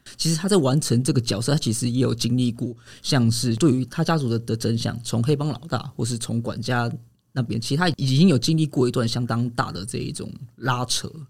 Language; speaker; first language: Chinese; native; Chinese